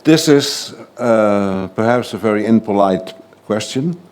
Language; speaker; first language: English; non-native, fluent; Dutch